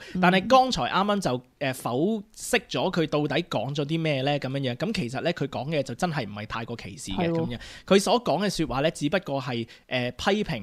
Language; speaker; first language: Cantonese; native; Cantonese